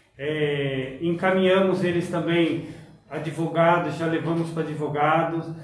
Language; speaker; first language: Portuguese; native; Portuguese